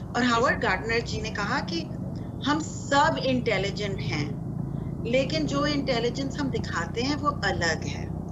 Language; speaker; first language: Hindi; non-native, local second language; Marathi